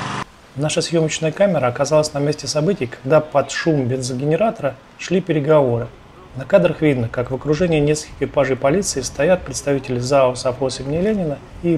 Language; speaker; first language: Russian; native; Russian